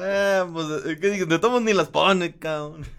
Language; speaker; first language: Spanish; native; Spanish